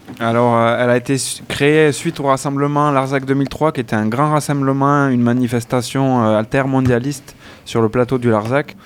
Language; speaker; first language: French; native; French